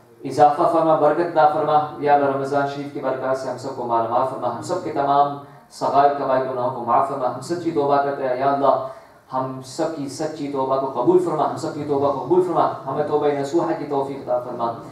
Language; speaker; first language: Urdu; early bilingual, other home language; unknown